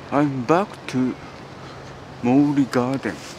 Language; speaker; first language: English; non-native, learner; Japanese